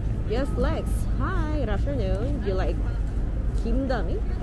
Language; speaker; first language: English; non-native, learner; Korean